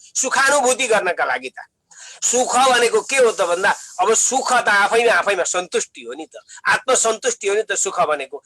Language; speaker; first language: Nepali; native; Nepali